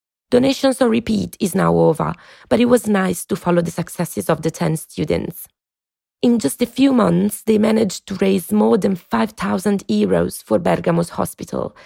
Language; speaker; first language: English; non-native, fluent; Italian